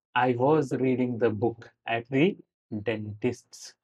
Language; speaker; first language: English; non-native, local second language; Kannada